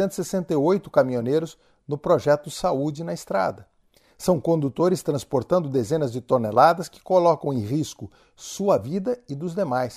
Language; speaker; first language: Portuguese; native; Portuguese